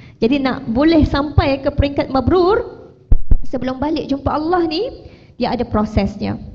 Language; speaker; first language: Malay; native; Malay